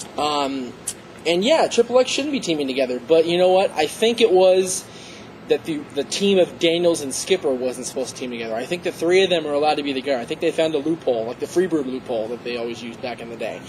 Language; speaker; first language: English; native; English